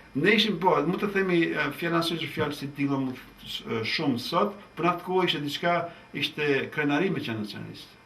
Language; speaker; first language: Albanian; native; Albanian